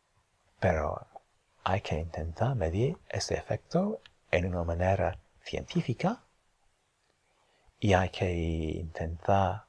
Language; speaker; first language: Spanish; non-native, fluent; English